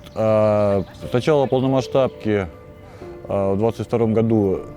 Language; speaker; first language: Russian; native; Russian